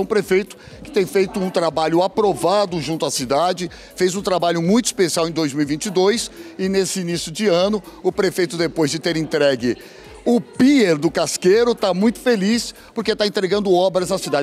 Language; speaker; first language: Portuguese; native; Portuguese